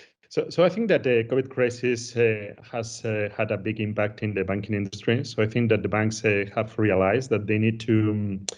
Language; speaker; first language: English; non-native, fluent; Spanish